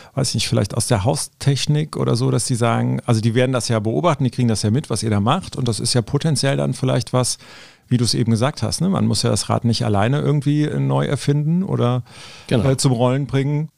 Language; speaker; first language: German; native; German